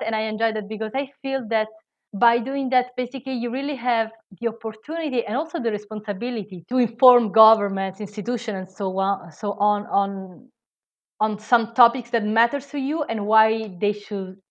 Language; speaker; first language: English; non-native, fluent; Italian